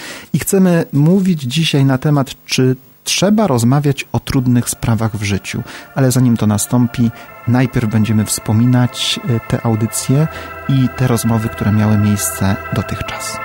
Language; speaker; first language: Polish; native; Polish